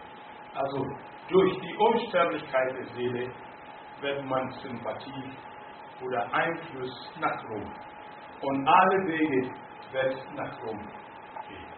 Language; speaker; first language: German; non-native, fluent; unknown